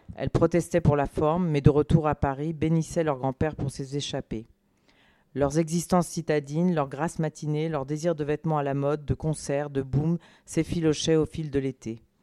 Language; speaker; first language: French; native; French